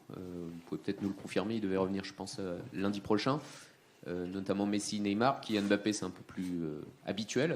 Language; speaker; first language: French; native; French